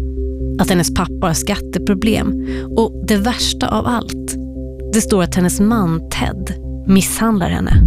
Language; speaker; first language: Swedish; native; Swedish